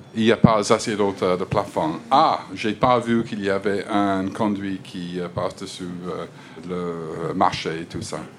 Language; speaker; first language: French; non-native, fluent; English